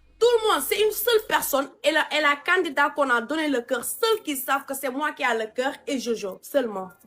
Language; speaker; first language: French; non-native, local second language; Wolof